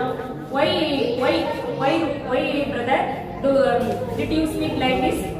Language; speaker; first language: English; non-native, learner; Tamil